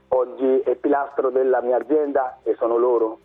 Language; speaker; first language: Italian; non-native, learner; Bangla